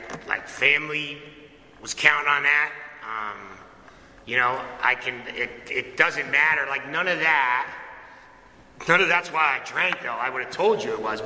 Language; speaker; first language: English; native; English